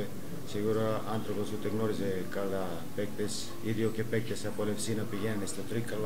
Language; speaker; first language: Greek; non-native, fluent; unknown